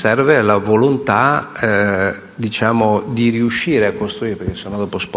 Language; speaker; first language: Italian; native; Italian